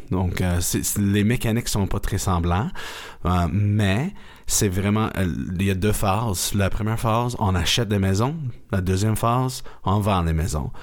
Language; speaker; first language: French; native; French